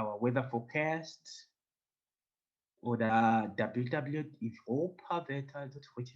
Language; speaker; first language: German; non-native, learner; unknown